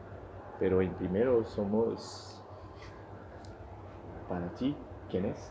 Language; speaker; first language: Spanish; non-native, fluent; French